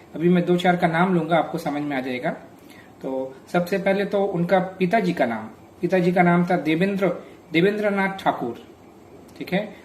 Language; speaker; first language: Hindi; non-native, local second language; Bangla